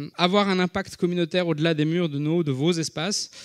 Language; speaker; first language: French; native; French